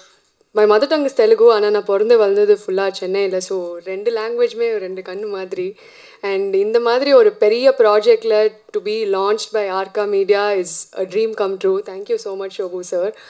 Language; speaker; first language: Tamil; non-native, local second language; Telugu